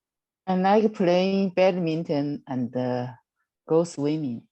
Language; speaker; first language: English; non-native, learner; Chinese